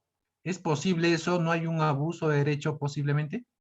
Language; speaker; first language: Spanish; native; Spanish